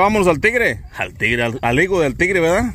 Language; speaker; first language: Spanish; native; Spanish